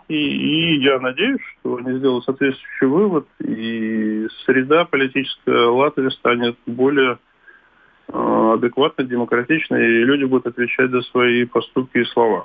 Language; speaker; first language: Russian; native; Russian